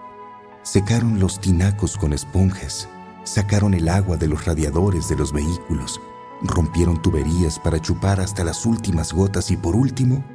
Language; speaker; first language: Spanish; native; Spanish